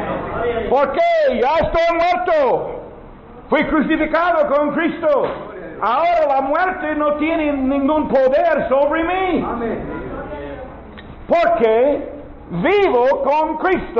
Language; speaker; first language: Spanish; non-native, learner; English